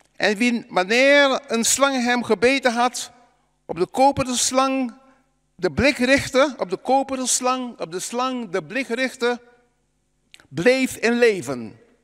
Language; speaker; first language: Dutch; native; Dutch